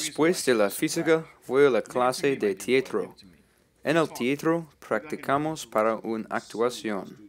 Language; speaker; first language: Spanish; non-native, learner; English